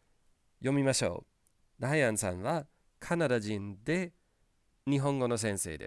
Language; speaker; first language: Japanese; non-native, fluent; English